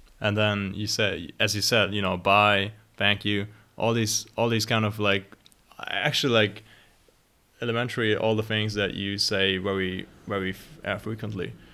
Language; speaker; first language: English; non-native, fluent; German